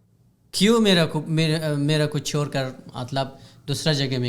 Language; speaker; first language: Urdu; non-native, learner; Hazaragi